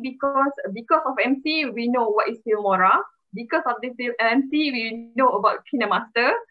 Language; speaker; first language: English; non-native, local second language; Malay